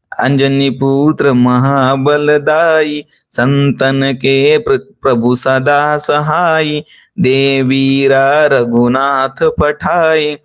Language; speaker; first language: Hindi; non-native, local second language; Marathi